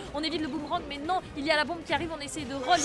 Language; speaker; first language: French; native; French